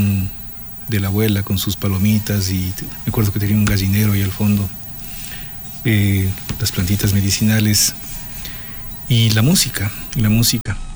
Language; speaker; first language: Spanish; native; Spanish